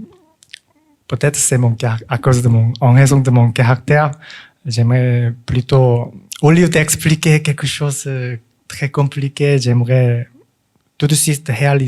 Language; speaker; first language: French; non-native, fluent; Korean